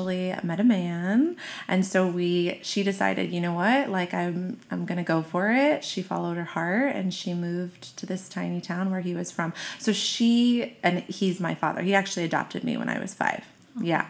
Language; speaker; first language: English; native; English